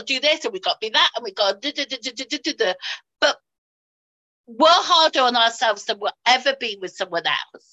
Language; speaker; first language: English; native; English